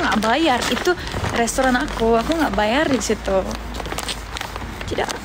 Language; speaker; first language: Indonesian; non-native, fluent; Turkish